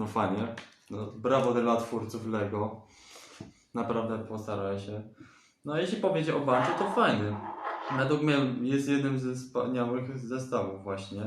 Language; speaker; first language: Polish; native; Polish